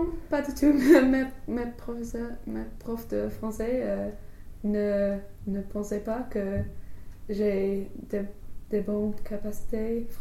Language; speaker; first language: French; non-native, learner; English